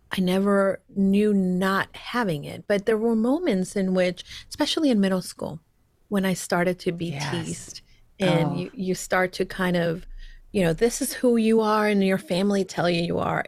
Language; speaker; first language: English; early bilingual, heritage; Spanish